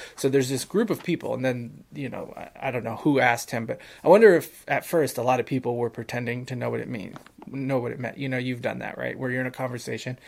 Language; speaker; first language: English; native; English